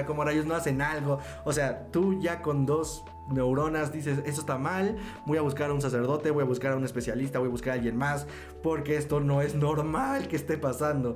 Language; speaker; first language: Spanish; native; Spanish